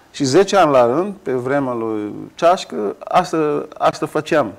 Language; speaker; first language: Romanian; non-native, fluent; Kabuverdianu